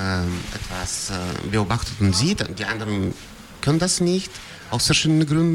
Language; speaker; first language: German; non-native, fluent; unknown